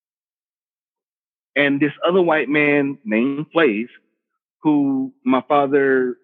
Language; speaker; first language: English; native; English